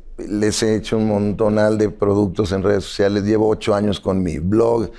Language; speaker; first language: Spanish; native; Spanish